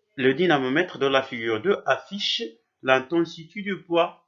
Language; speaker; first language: French; non-native, local second language; Arabic